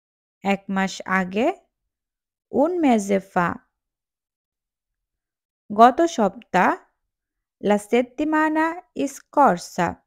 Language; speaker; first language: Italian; non-native, fluent; Bangla